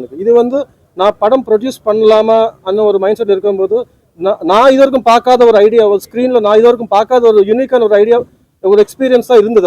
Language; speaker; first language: Tamil; non-native, fluent; Telugu